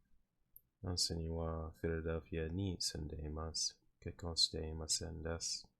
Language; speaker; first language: Japanese; non-native, learner; English